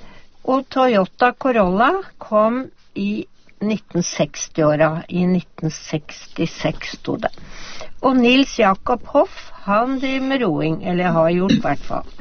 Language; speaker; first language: Norwegian; native; Norwegian